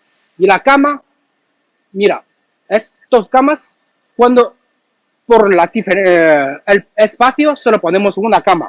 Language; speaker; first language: Spanish; non-native, learner; Chinese